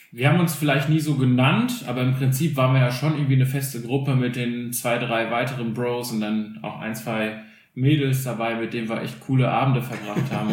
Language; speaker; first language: German; early bilingual, other home language; Albanian